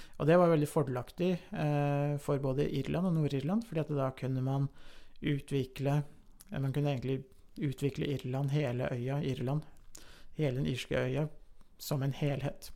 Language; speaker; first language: Norwegian; native; Norwegian